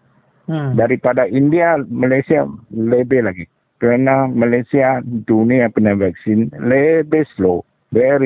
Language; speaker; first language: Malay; non-native, local second language; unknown